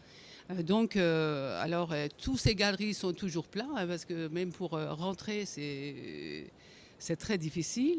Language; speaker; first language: French; non-native, fluent; Persian